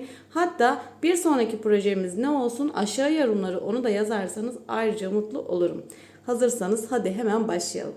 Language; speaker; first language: Turkish; native; Turkish